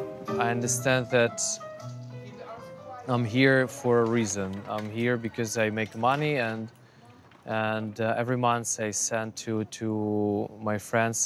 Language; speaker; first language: English; non-native, fluent; Ukrainian